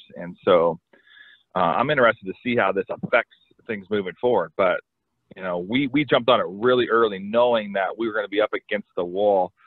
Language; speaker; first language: English; native; English